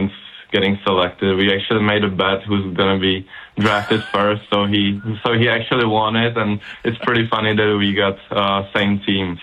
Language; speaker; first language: English; non-native, fluent; Czech